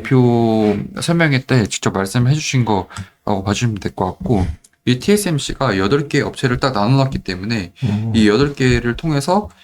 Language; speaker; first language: Korean; native; Korean